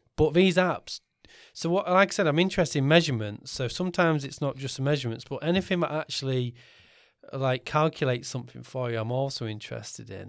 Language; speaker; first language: English; native; English